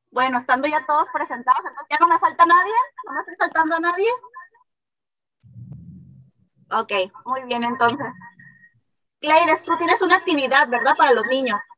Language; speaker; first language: Spanish; native; Spanish